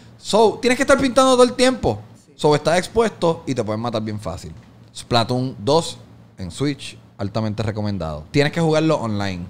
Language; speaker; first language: Spanish; native; Spanish